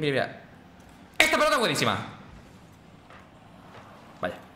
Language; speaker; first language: Spanish; native; Spanish